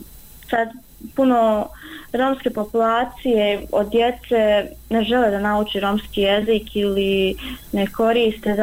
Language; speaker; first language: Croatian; non-native, local second language; Romany